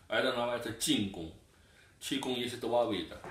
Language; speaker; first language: Russian; non-native, learner; Chinese